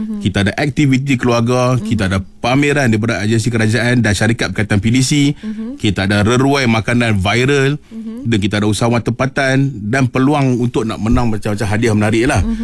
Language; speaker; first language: Malay; native; Malay